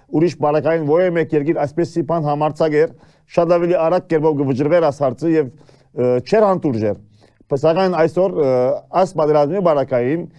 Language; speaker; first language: Armenian; early bilingual, heritage; Armenian